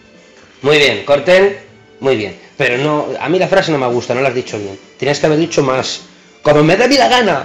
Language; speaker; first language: Spanish; native; Spanish